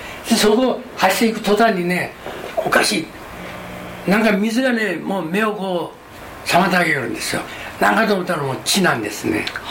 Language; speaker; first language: Japanese; non-native, local second language; Korean